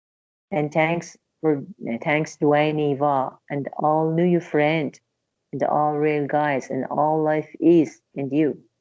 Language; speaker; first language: English; non-native, learner; Persian